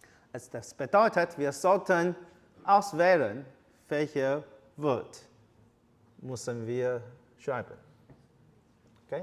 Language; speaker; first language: German; non-native, learner; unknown